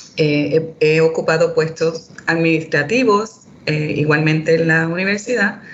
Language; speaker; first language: Spanish; early bilingual, heritage; Spanish